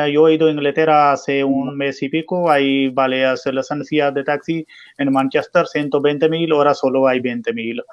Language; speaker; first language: Spanish; non-native, learner; Urdu